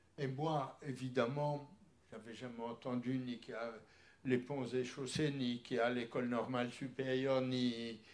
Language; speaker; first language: French; early bilingual, other home language; Yiddish